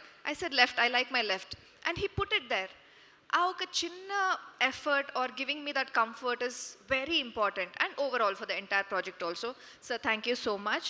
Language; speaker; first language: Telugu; non-native, local second language; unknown